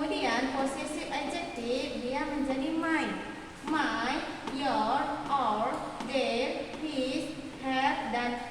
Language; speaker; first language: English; non-native, learner; Indonesian